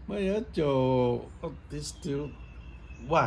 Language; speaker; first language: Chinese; non-native, learner; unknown